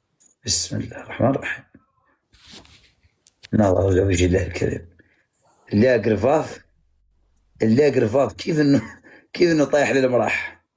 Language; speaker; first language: Arabic; native; Arabic